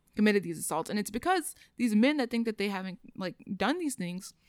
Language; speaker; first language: English; native; English